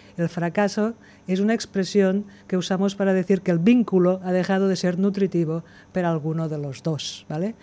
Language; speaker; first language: Spanish; non-native, local second language; Catalan